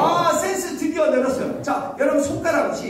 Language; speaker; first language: Korean; native; Korean